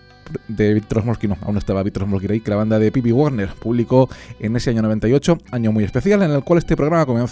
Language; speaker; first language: Spanish; native; Spanish